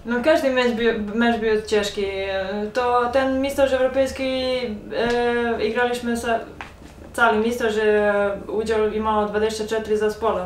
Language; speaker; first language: Polish; non-native, learner; Serbian